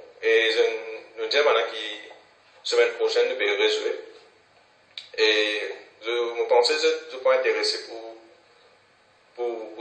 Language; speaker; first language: French; non-native, local second language; Morisyen